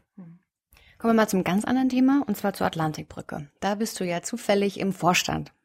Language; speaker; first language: German; native; German